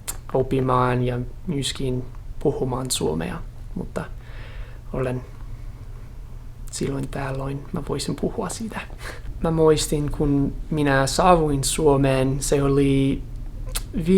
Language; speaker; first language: Finnish; non-native, fluent; English